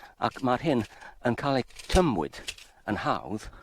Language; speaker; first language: Welsh; non-native, fluent; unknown